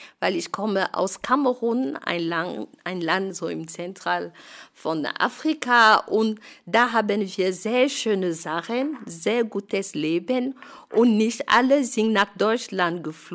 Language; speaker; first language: German; non-native, fluent; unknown